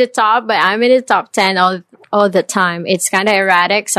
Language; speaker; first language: English; non-native, local second language; Filipino